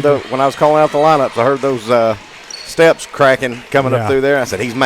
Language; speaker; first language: English; native; English